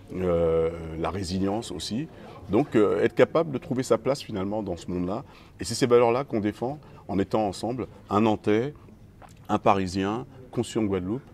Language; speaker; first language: French; native; French